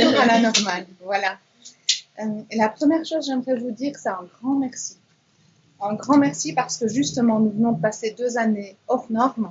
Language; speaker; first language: French; native; French